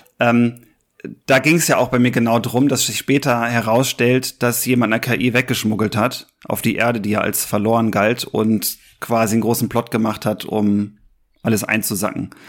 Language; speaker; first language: German; native; German